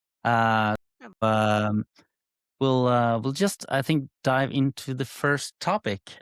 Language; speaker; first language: English; non-native, fluent; Norwegian